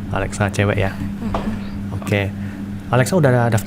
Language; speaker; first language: Indonesian; native; Indonesian